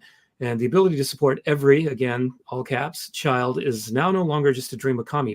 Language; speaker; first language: English; native; English